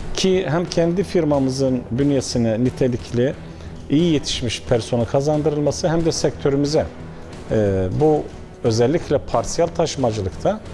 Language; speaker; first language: Turkish; early bilingual, heritage; Arabic